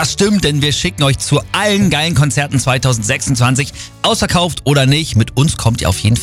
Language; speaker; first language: German; native; German